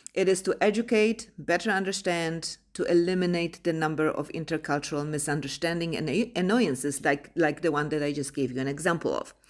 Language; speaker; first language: English; non-native, fluent; Polish